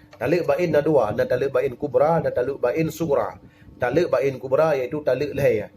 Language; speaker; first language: Malay; non-native, local second language; Achinese